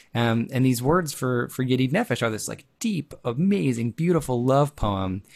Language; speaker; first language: English; native; English